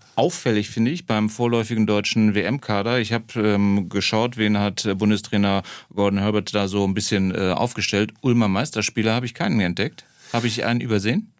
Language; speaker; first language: German; native; German